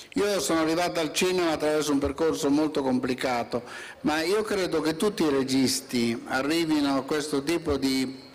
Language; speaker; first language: Italian; native; Italian